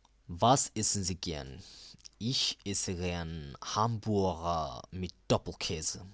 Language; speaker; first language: German; non-native, learner; Bangla